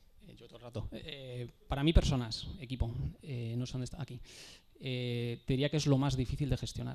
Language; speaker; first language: Spanish; native; Spanish